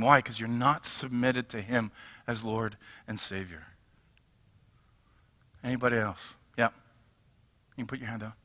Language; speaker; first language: English; native; English